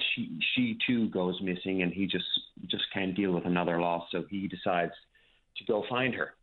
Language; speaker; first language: English; native; English